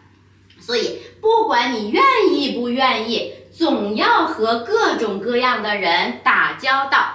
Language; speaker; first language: Chinese; native; Chinese